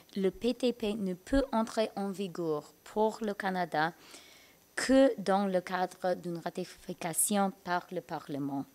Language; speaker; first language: French; non-native, learner; English